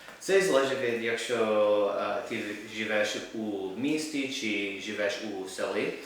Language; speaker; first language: Ukrainian; non-native, learner; English